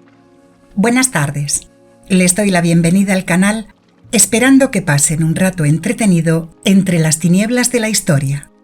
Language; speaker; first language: Spanish; native; Spanish